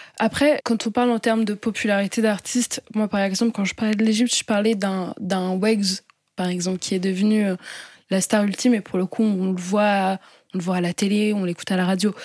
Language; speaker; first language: French; native; French